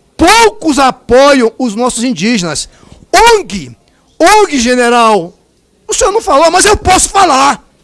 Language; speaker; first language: Portuguese; native; Portuguese